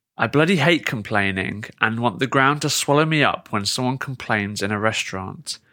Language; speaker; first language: English; native; English